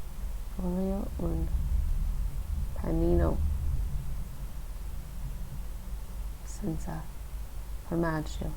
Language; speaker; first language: Italian; non-native, learner; English